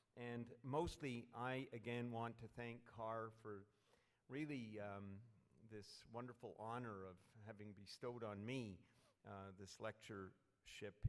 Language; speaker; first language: English; native; English